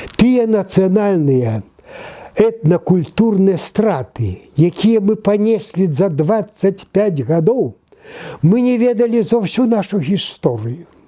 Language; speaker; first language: Belarusian; native; Belarusian